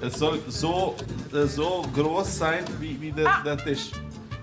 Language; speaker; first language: German; non-native, fluent; Serbian